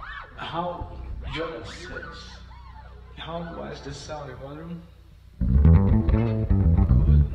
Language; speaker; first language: English; non-native, learner; Portuguese